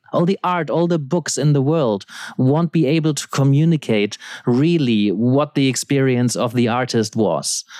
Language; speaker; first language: English; non-native, fluent; German